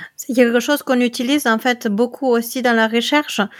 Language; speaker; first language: French; non-native, fluent; Dutch